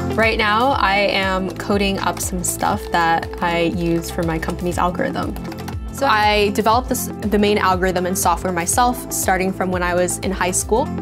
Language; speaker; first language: English; native; English